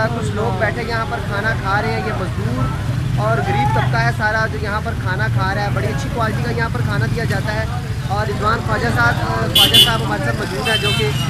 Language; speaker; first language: Urdu; non-native, local second language; Punjabi